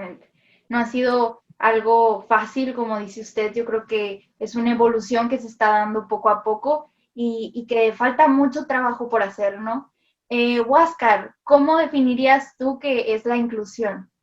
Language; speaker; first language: Spanish; native; Spanish